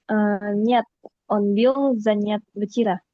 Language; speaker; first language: Russian; non-native, learner; Indonesian